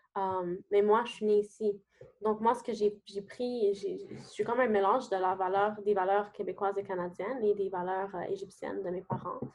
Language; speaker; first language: French; early bilingual, other home language; Arabic